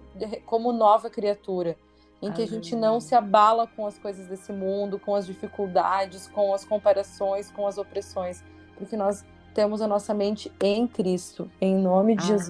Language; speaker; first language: Portuguese; native; Portuguese